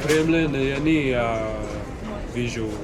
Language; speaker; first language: Russian; non-native, learner; Arabic